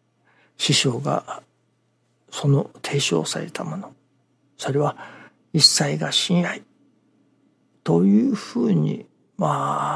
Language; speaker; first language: Japanese; native; Japanese